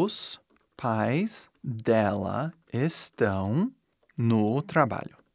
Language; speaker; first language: Portuguese; non-native, fluent; English